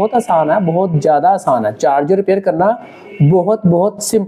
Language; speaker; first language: Hindi; native; Hindi